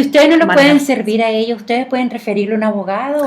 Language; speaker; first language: Spanish; native; Spanish